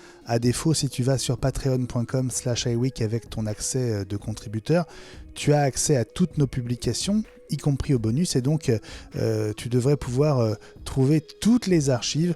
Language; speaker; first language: French; native; French